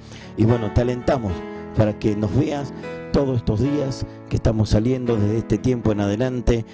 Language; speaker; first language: Spanish; native; Spanish